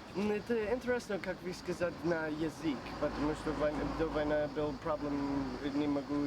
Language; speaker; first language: Russian; non-native, learner; English